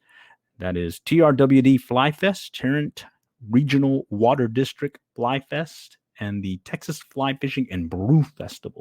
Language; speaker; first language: English; native; English